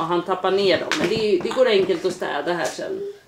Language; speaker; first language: Swedish; native; Swedish